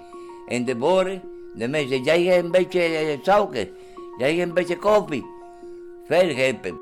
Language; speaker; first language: Dutch; non-native, learner; Spanish